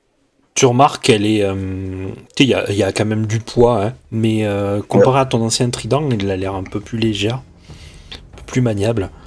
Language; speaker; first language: French; native; French